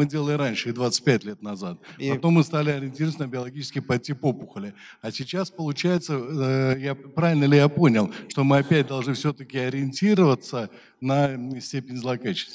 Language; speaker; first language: Russian; native; Russian